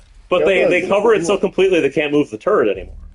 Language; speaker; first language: English; native; English